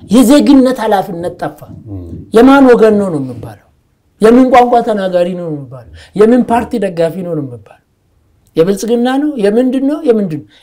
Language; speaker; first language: Amharic; non-native, local second language; Oromo